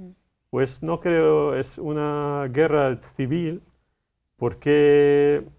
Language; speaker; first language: Spanish; non-native, learner; Arabic